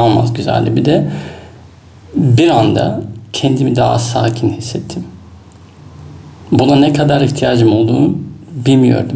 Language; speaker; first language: Turkish; non-native, fluent; Russian